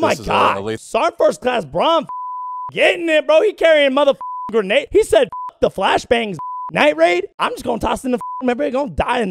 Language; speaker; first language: English; native; English